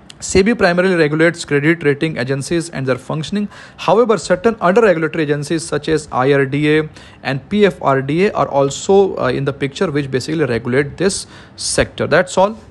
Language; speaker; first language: English; non-native, local second language; Hindi